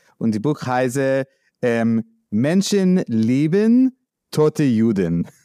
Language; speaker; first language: German; non-native, learner; English